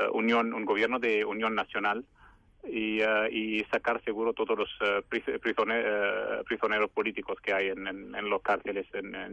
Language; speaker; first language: Spanish; non-native, fluent; Arabic